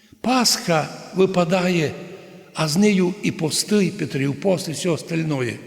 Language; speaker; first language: Ukrainian; native; Ukrainian